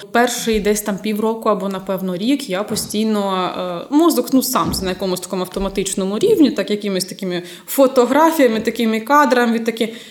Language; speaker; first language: Ukrainian; native; Ukrainian